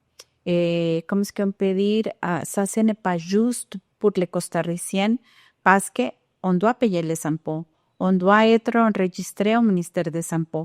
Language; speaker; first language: French; non-native, fluent; Spanish